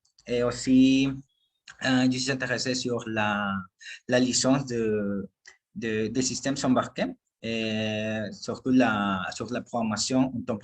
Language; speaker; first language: French; non-native, learner; Spanish